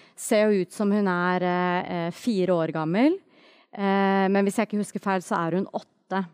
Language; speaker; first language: Norwegian; native; Norwegian